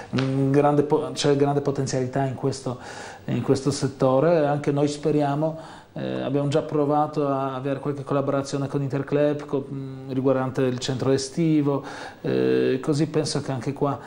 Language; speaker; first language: Italian; non-native, fluent; Polish